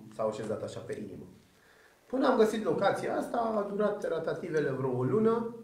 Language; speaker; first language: Romanian; early bilingual, other home language; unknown